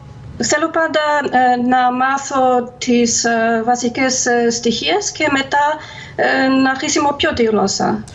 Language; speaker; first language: Greek; non-native, fluent; German